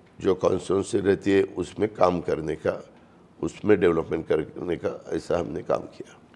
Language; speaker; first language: Hindi; non-native, local second language; Marathi